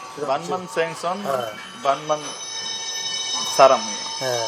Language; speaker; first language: Korean; non-native, learner; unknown